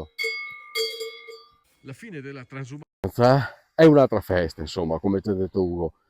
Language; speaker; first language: Italian; native; Italian